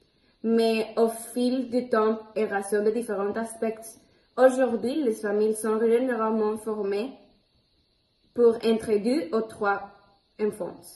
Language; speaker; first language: French; non-native, learner; Spanish